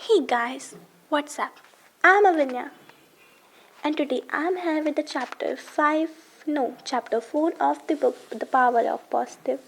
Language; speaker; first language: English; non-native, local second language; Hindi